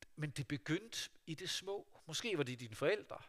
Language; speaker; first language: Danish; native; Danish